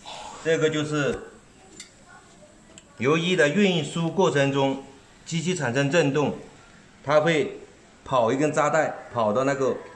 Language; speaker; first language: Chinese; native; Chinese